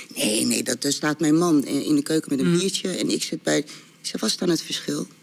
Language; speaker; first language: Dutch; early bilingual, other home language; Korean